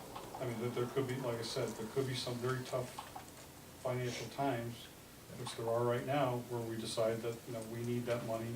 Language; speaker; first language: English; native; English